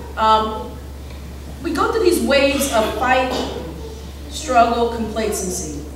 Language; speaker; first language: English; native; English